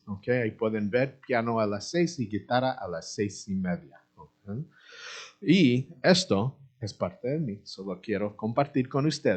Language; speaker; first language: Spanish; early bilingual, heritage; Spanish